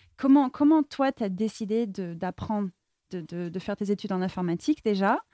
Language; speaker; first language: French; non-native, fluent; English